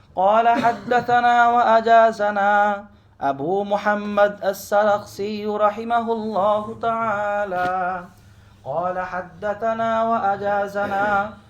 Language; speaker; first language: Arabic; non-native, fluent; Bangla